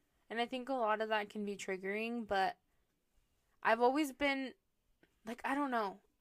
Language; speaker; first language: English; early bilingual, other home language; Spanish